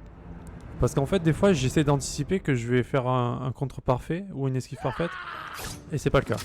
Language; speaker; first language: French; native; French